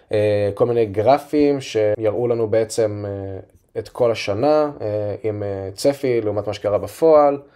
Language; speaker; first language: Hebrew; native; Hebrew